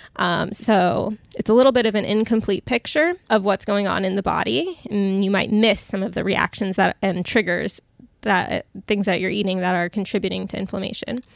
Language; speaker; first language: English; native; English